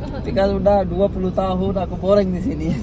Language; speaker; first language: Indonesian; non-native, learner; Urdu